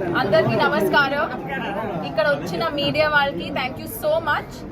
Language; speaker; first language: Telugu; non-native, learner; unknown